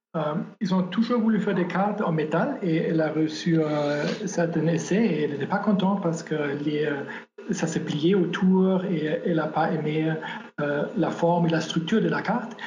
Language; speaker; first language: French; non-native, fluent; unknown